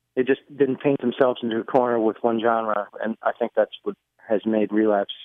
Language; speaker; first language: English; native; English